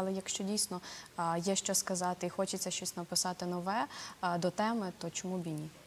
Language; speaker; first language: Ukrainian; native; Ukrainian